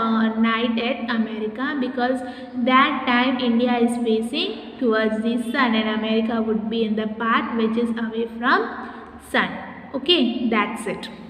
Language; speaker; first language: English; non-native, local second language; Hindi